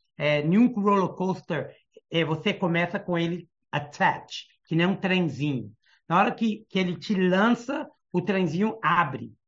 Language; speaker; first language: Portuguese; early bilingual, heritage; Portuguese